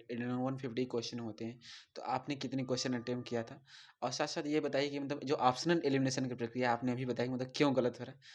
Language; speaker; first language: Hindi; native; Hindi